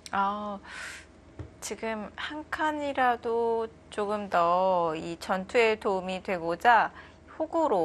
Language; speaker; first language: Korean; native; Korean